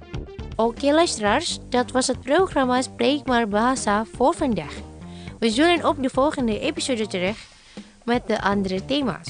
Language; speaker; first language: Dutch; non-native, fluent; Indonesian